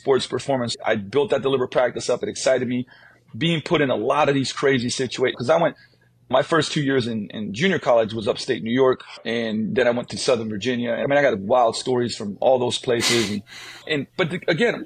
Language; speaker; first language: English; non-native, fluent; Slovenian